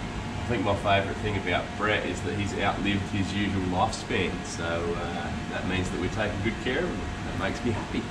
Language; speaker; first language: English; native; English